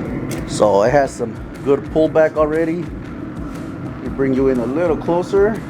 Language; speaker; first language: English; native; English